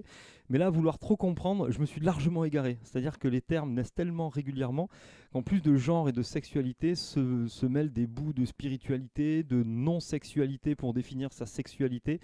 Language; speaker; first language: French; native; French